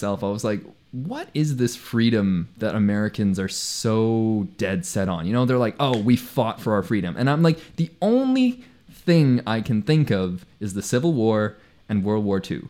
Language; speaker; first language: English; non-native, local second language; Spanish